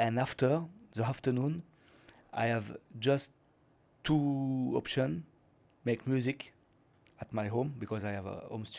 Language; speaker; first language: English; non-native, learner; French